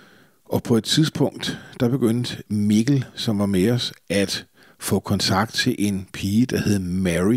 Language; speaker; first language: Danish; native; Danish